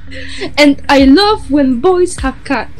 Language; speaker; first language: English; non-native, learner; Polish